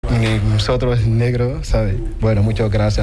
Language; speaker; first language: Spanish; non-native, learner; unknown